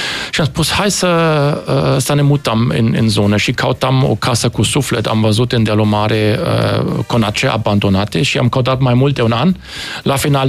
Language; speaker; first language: Romanian; non-native, fluent; German